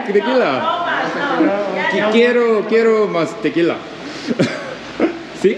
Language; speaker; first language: Spanish; non-native, learner; Korean